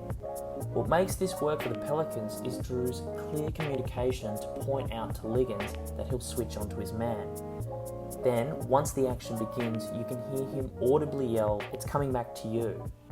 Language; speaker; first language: English; native; English